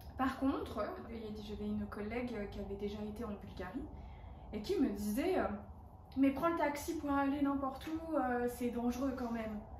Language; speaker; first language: French; native; French